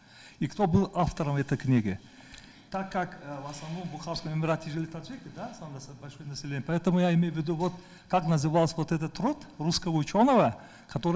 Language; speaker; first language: Russian; non-native, local second language; Tajik